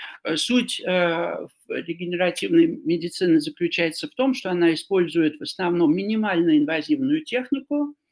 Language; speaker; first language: Russian; non-native, fluent; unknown